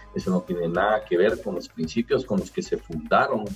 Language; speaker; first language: Spanish; native; Spanish